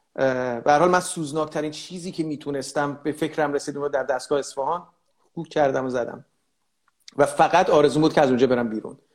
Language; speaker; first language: Persian; native; Persian